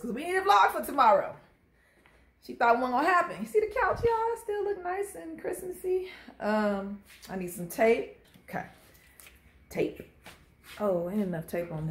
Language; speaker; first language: English; native; English